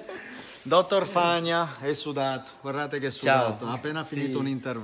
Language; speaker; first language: Italian; native; Italian